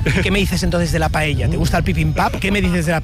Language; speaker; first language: Spanish; native; Spanish